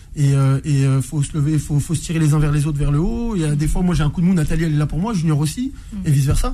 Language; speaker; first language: French; native; French